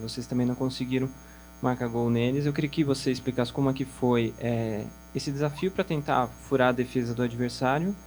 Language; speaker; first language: Portuguese; native; Portuguese